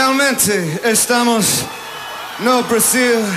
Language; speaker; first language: Portuguese; non-native, learner; English